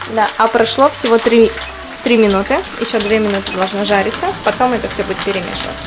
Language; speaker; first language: Russian; native; Russian